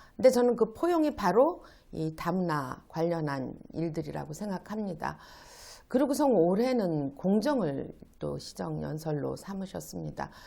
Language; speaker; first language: Korean; native; Korean